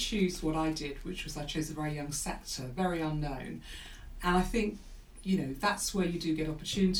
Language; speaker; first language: English; native; English